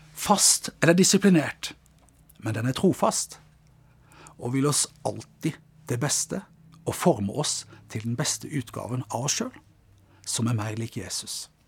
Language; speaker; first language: Norwegian; native; Norwegian